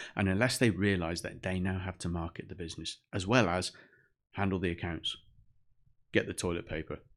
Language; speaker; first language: English; native; English